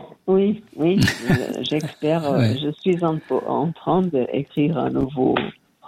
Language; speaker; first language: French; non-native, learner; Portuguese